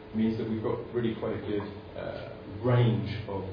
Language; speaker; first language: English; native; English